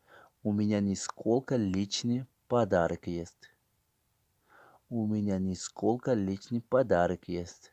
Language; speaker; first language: Russian; non-native, learner; Tajik